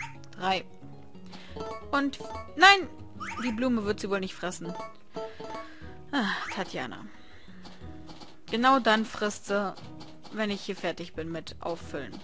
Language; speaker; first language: German; native; German